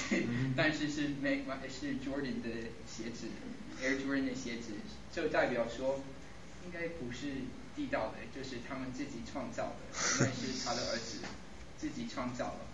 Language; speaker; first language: Chinese; non-native, fluent; English